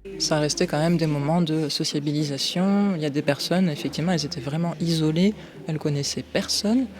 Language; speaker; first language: French; native; French